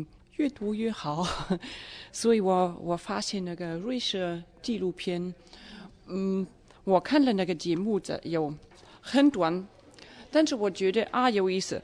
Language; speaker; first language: Chinese; non-native, fluent; German